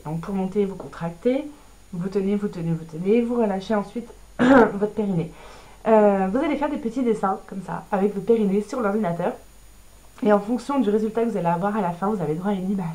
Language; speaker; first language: French; native; French